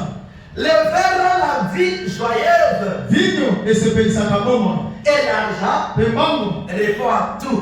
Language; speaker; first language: French; non-native, local second language; Lingala